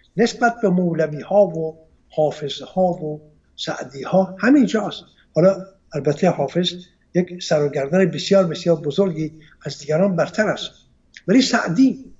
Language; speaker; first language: Persian; non-native, local second language; Armenian